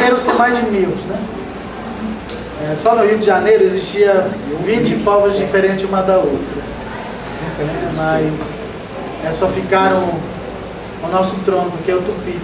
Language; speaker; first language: Portuguese; non-native, local second language; Guarani